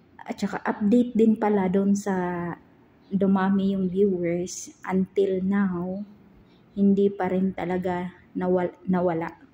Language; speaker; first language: Filipino; non-native, local second language; Cebuano